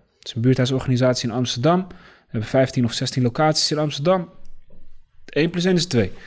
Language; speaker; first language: Dutch; early bilingual, other home language; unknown